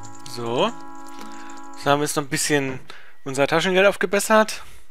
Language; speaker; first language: German; native; German